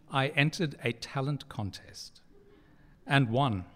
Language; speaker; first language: English; native; English